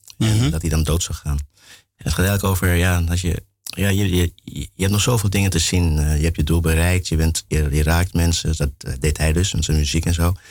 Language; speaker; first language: Dutch; early bilingual, other home language; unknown